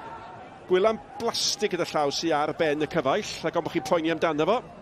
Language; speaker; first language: Welsh; native; Welsh